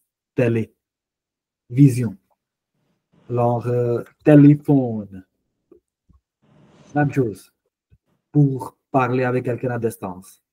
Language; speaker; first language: French; non-native, fluent; Hindi